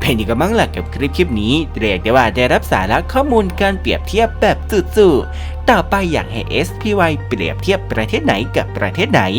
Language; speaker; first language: Thai; native; Thai